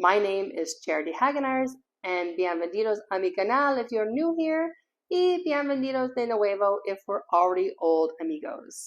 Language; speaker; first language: Spanish; non-native, learner; English